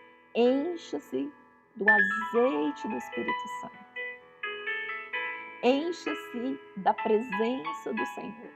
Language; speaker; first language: Portuguese; native; Portuguese